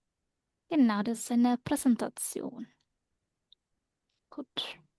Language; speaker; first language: German; non-native, fluent; Indonesian